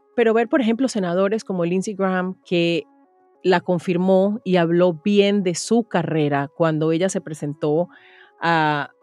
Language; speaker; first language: Spanish; native; Spanish